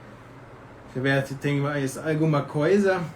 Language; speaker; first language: Portuguese; non-native, fluent; German